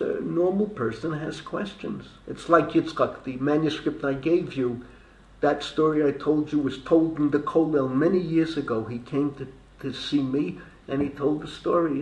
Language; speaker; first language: English; native; English